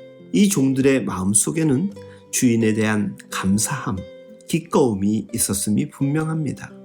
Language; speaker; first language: Korean; native; Korean